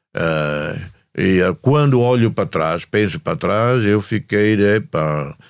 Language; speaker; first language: Portuguese; non-native, fluent; Tetum